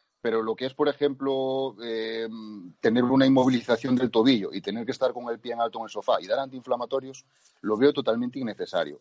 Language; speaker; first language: Spanish; native; Spanish